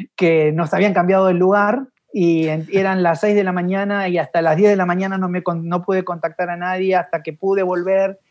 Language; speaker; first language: Spanish; native; Spanish